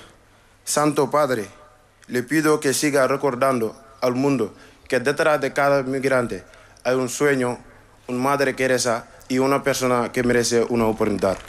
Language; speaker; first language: Spanish; non-native, learner; Wolof